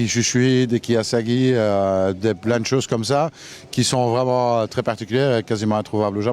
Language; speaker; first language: French; native; French